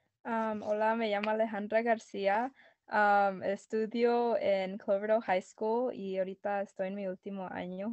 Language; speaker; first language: Spanish; early bilingual, other home language; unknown